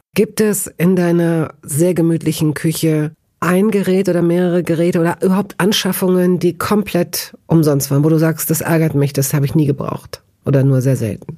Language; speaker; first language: German; native; German